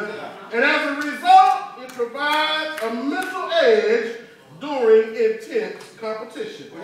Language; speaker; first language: English; native; English